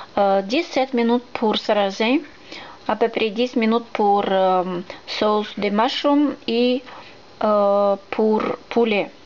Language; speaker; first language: French; non-native, learner; Russian